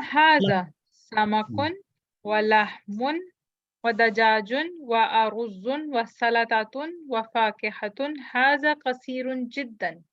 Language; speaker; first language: Arabic; non-native, learner; Urdu